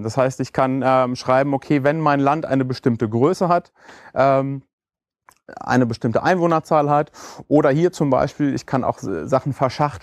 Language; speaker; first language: German; native; German